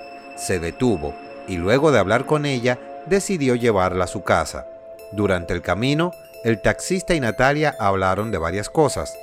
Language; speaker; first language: Spanish; native; Spanish